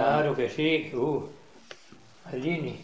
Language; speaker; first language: Italian; non-native, learner; Spanish